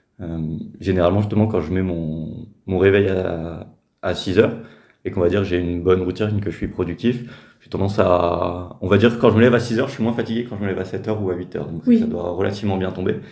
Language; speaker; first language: French; native; French